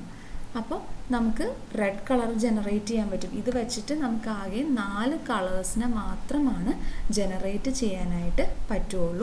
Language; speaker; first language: Malayalam; native; Malayalam